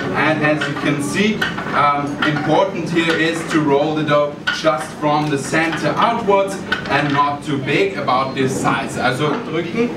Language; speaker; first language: English; non-native, fluent; German